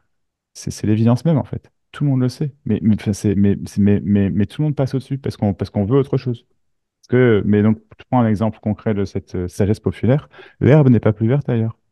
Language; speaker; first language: French; native; French